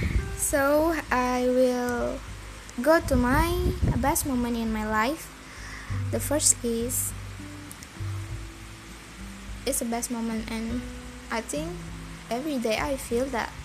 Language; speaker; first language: English; non-native, learner; Indonesian